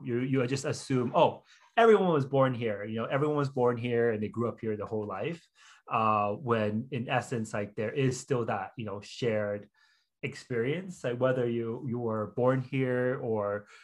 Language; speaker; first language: English; non-native, local second language; Cantonese